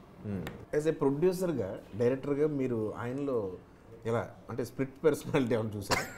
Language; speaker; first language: Telugu; native; Telugu